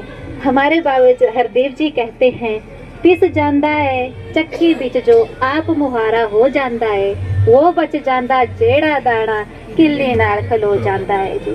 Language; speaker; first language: Hindi; native; Hindi